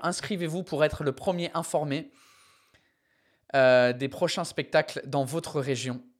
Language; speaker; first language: French; non-native, fluent; English